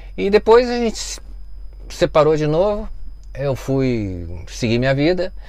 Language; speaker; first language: Portuguese; native; Portuguese